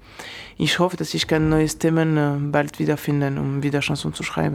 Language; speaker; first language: German; non-native, fluent; French